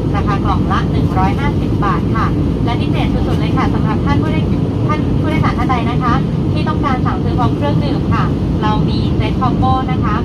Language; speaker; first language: Thai; native; Thai